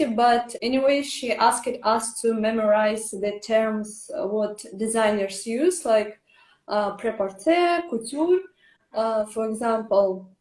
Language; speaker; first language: English; non-native, learner; Russian